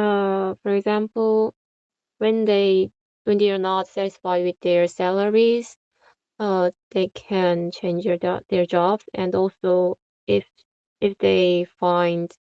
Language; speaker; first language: English; non-native, fluent; Korean